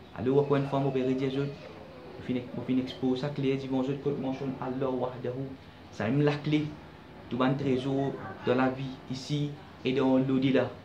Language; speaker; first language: French; non-native, local second language; Morisyen